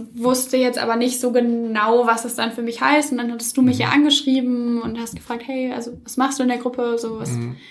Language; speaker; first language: German; native; German